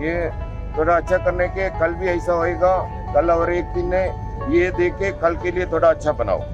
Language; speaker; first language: Hindi; early bilingual, heritage; Hindi